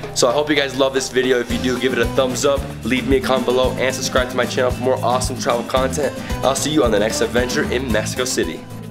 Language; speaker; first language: English; early bilingual, other home language; Spanish